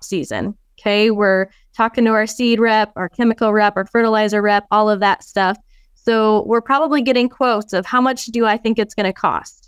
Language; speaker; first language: English; native; English